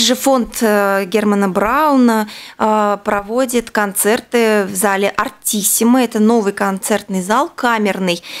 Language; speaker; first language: Russian; native; Russian